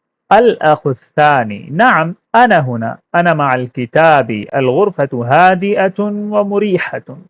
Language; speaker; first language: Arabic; non-native, fluent; Urdu